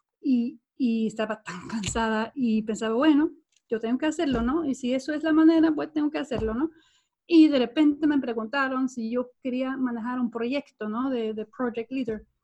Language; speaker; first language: Spanish; non-native, fluent; Swedish